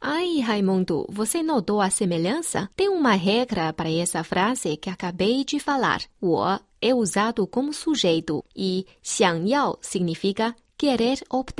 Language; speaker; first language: Portuguese; non-native, fluent; Chinese